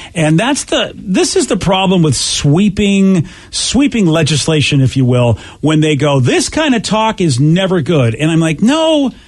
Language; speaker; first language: English; native; English